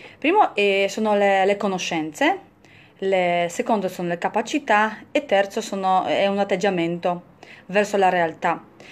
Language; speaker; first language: Italian; non-native, fluent; Polish